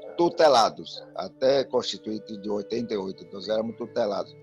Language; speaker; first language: Portuguese; non-native, local second language; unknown